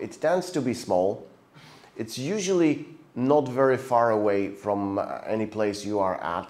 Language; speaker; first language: English; non-native, fluent; Polish